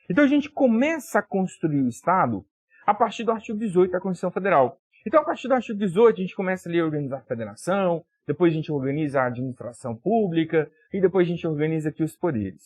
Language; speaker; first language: Portuguese; native; Portuguese